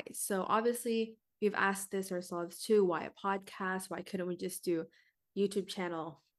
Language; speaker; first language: English; early bilingual, other home language; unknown